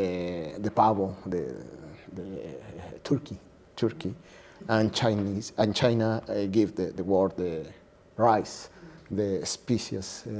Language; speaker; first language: English; non-native, learner; Spanish